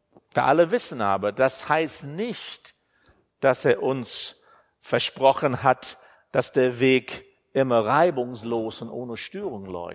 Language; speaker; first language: German; non-native, fluent; English